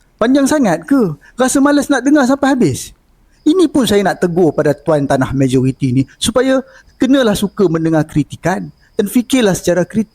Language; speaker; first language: Malay; native; Malay